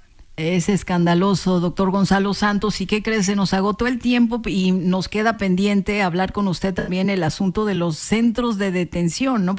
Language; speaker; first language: Spanish; native; Spanish